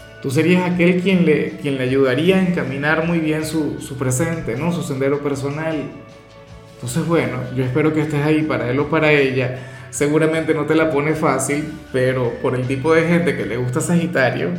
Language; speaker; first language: Spanish; native; Spanish